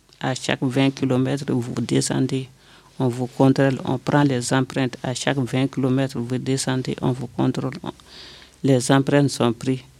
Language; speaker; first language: French; non-native, local second language; Bambara